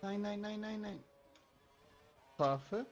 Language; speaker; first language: German; native; German